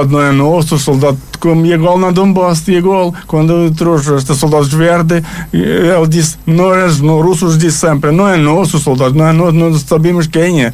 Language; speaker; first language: Portuguese; non-native, learner; Ukrainian